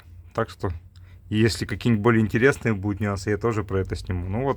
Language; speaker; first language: Russian; native; Russian